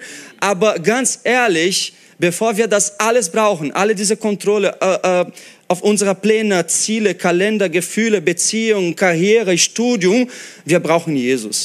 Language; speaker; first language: German; non-native, fluent; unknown